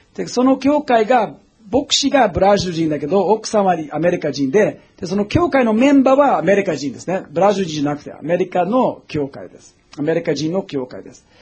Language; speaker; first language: Japanese; non-native, fluent; English